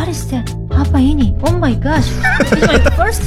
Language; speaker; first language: English; non-native, learner; Korean